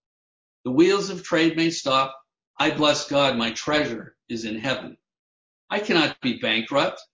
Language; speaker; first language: English; native; English